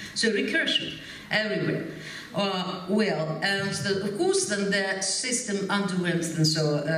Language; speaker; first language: English; non-native, fluent; Ukrainian